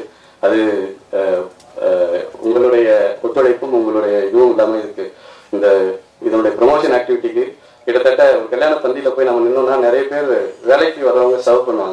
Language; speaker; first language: Tamil; native; Tamil